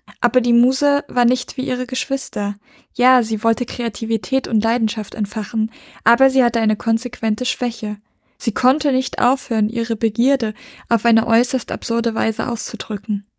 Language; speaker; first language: German; native; German